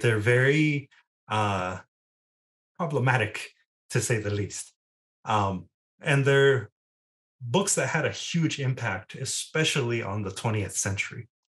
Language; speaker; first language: English; early bilingual, other home language; Spanish